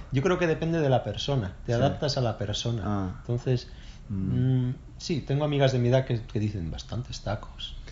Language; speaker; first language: Spanish; native; Spanish